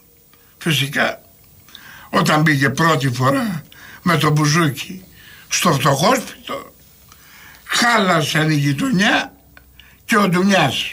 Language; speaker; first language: Greek; native; Greek